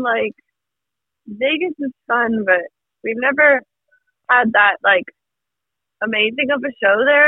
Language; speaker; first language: English; native; English